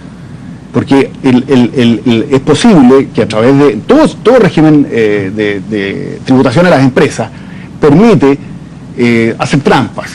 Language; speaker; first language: Spanish; native; Spanish